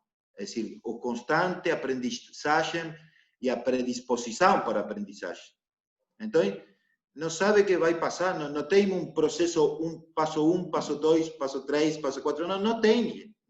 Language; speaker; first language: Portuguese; non-native, learner; Spanish